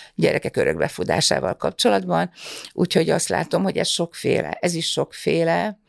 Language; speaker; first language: Hungarian; early bilingual, other home language; Russian